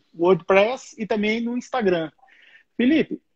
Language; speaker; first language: Portuguese; native; Portuguese